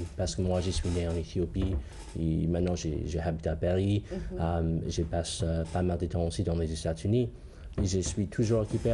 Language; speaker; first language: French; non-native, learner; English